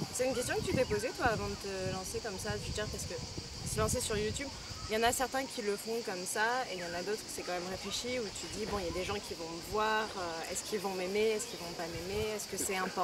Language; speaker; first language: French; native; French